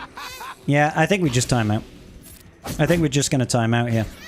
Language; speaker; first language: English; native; English